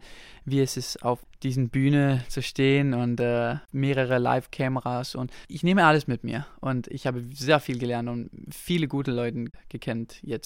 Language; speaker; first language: German; non-native, local second language; Danish